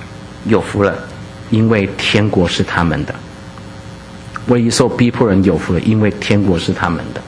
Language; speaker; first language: Chinese; native; Chinese